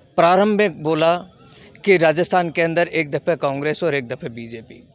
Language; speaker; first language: Hindi; native; Hindi